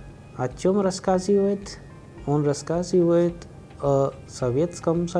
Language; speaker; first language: Russian; non-native, fluent; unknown